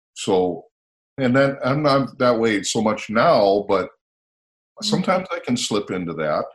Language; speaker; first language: English; native; English